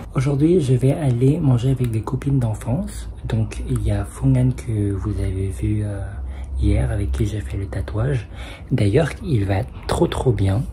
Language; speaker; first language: French; early bilingual, other home language; Vietnamese